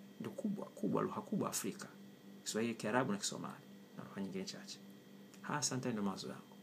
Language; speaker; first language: Swahili; non-native, local second language; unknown